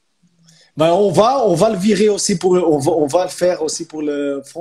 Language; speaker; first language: French; non-native, fluent; Portuguese